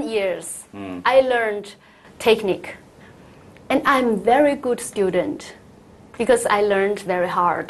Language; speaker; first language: English; non-native, learner; Chinese